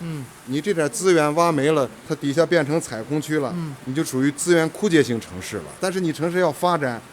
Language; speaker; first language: Chinese; native; Chinese